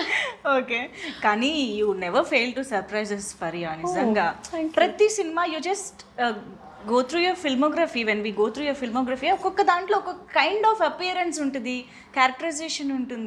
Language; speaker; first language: Telugu; native; Telugu